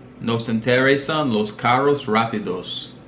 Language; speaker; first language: Spanish; non-native, learner; English